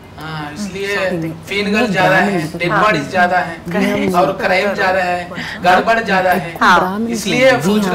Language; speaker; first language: Hindi; non-native, local second language; Telugu